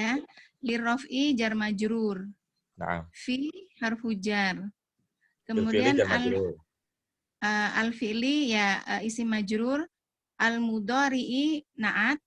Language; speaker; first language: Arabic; non-native, learner; Indonesian